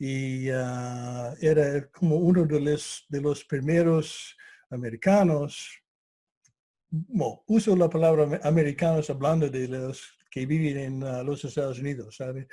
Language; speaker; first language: Spanish; non-native, fluent; English